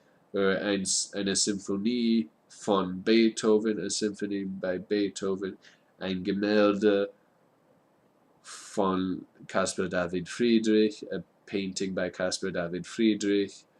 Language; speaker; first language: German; non-native, fluent; English